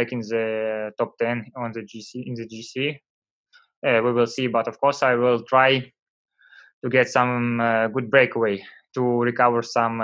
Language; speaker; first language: English; non-native, learner; Russian